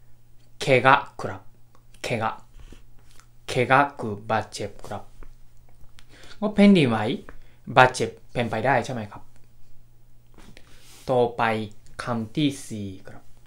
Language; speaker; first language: Thai; non-native, fluent; Japanese